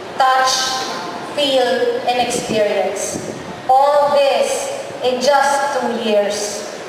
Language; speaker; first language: English; non-native, local second language; Filipino